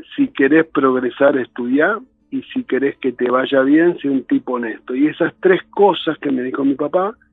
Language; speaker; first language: Spanish; native; Spanish